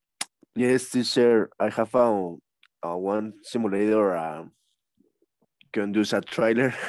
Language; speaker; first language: English; non-native, learner; Spanish